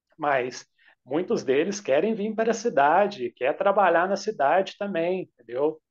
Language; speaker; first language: Portuguese; native; Portuguese